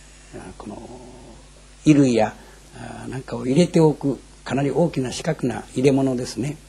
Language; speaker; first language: Japanese; native; Japanese